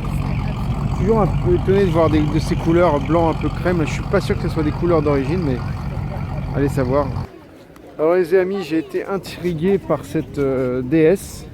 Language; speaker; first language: French; native; French